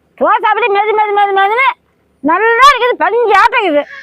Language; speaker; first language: Tamil; native; Tamil